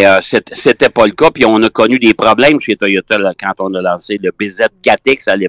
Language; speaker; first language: French; native; French